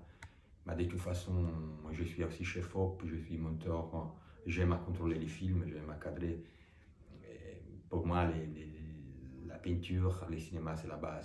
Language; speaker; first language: French; non-native, fluent; Italian